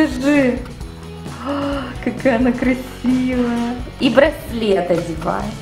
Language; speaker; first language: Russian; native; Russian